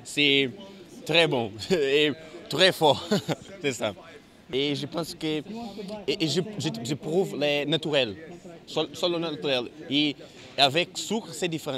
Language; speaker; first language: French; non-native, learner; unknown